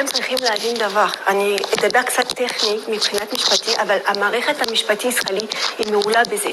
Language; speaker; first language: Hebrew; non-native, fluent; French